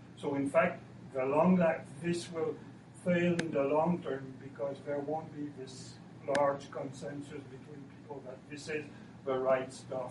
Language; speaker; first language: English; non-native, fluent; French